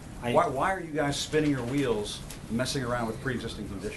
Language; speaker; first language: English; native; English